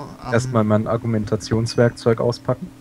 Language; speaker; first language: German; native; German